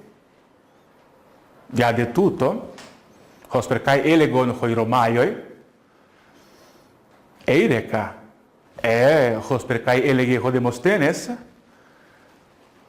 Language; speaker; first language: Greek; non-native, fluent; Portuguese